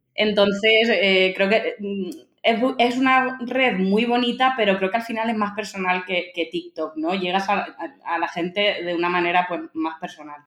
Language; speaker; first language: Spanish; native; Spanish